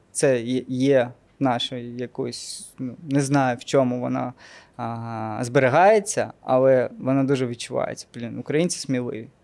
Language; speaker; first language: Ukrainian; non-native, local second language; Russian